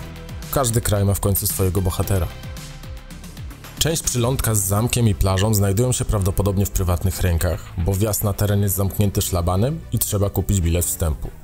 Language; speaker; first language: Polish; native; Polish